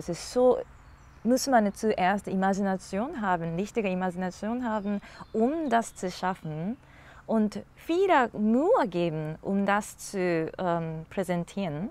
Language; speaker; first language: German; non-native, learner; English